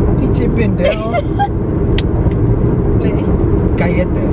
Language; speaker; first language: Spanish; non-native, learner; English